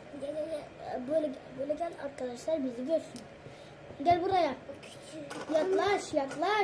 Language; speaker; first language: Turkish; early bilingual, other home language; Persian